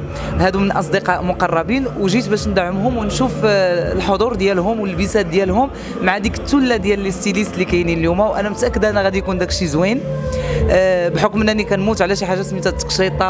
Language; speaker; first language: Arabic; native; Arabic